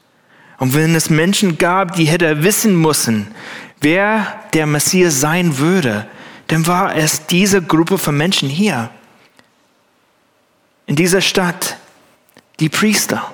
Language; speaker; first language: German; non-native, fluent; English